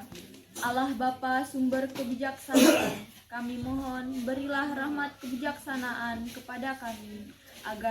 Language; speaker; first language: Indonesian; native; Indonesian